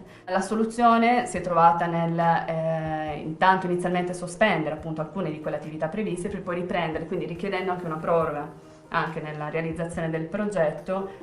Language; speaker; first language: Italian; native; Italian